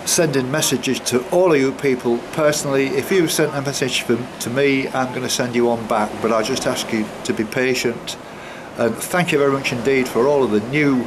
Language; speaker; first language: English; native; English